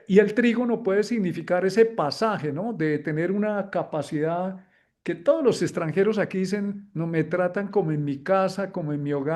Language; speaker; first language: Spanish; native; Spanish